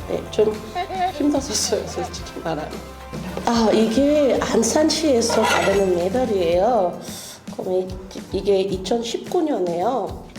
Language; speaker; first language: Korean; non-native, learner; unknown